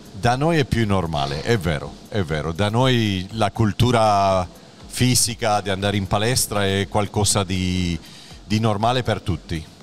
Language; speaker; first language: Italian; non-native, fluent; Spanish